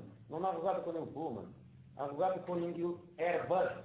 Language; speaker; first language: Italian; non-native, fluent; Portuguese